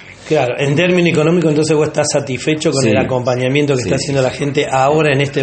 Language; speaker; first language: Spanish; native; Spanish